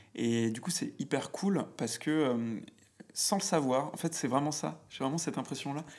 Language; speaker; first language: French; native; French